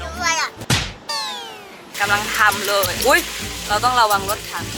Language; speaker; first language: Thai; native; Thai